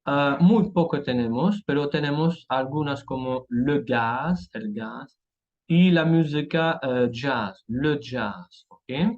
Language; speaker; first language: Spanish; non-native, fluent; French